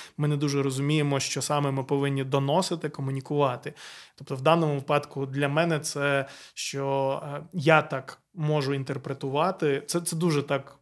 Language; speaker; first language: Ukrainian; native; Ukrainian